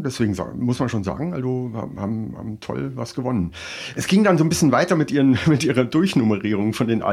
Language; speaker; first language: German; native; German